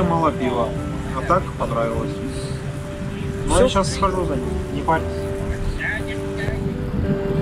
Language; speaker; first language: Russian; native; Russian